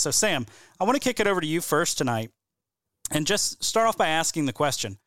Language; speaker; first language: English; native; English